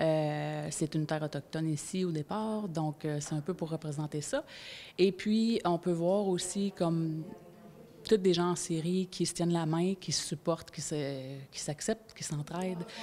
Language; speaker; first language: French; native; French